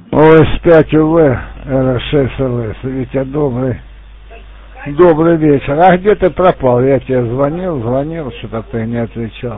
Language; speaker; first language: Russian; native; Russian